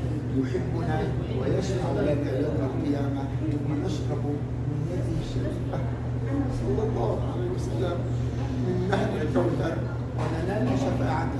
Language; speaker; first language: Arabic; native; Arabic